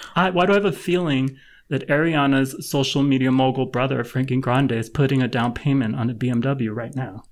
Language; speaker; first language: English; native; English